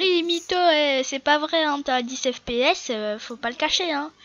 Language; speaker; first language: French; native; French